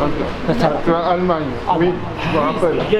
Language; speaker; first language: French; non-native, fluent; Greek